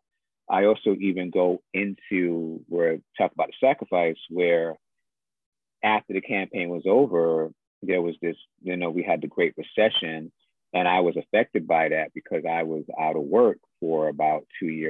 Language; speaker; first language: English; native; English